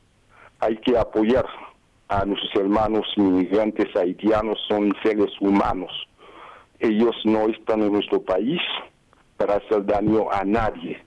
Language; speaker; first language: Spanish; non-native, fluent; Haitian Creole